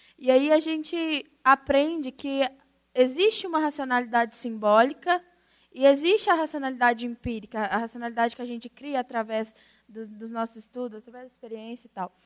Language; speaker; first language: Portuguese; native; Portuguese